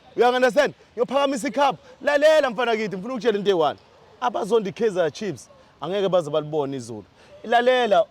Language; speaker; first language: Zulu; native; Zulu